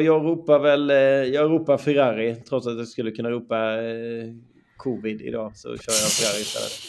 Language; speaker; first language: Swedish; native; Swedish